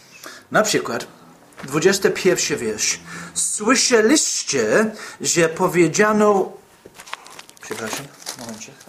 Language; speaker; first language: Polish; non-native, fluent; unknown